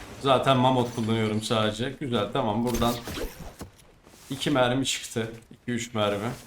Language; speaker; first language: Turkish; native; Turkish